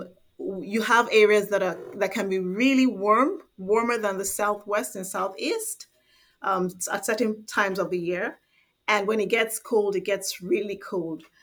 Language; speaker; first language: English; non-native, local second language; Igbo